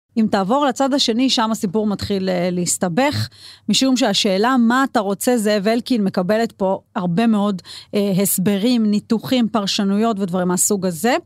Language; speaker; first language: Hebrew; native; Hebrew